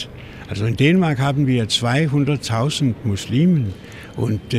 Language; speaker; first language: German; non-native, fluent; Danish